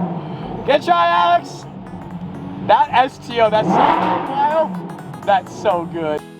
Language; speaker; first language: English; native; English